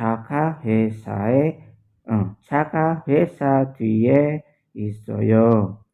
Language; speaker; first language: Korean; non-native, learner; Indonesian